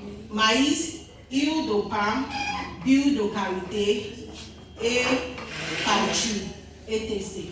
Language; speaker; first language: French; non-native, learner; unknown